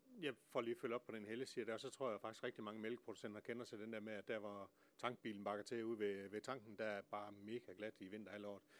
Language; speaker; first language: Danish; native; Danish